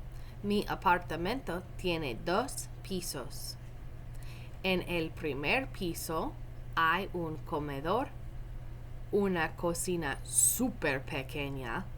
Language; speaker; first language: Spanish; non-native, fluent; English